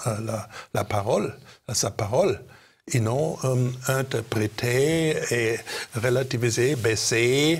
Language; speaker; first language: French; non-native, fluent; German